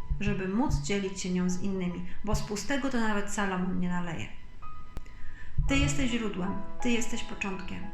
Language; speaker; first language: Polish; native; Polish